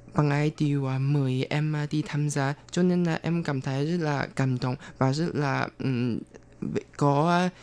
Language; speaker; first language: Vietnamese; non-native, fluent; Chinese